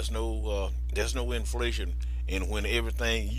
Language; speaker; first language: English; native; English